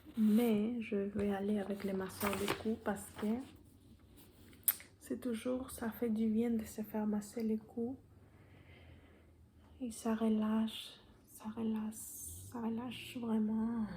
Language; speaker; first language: French; non-native, fluent; Spanish